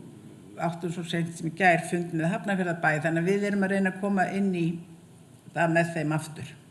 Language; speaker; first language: Icelandic; native; Icelandic